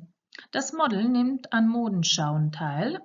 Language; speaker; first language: German; non-native, fluent; Croatian